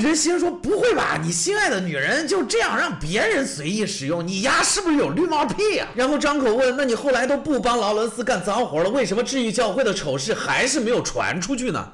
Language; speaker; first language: Chinese; native; Chinese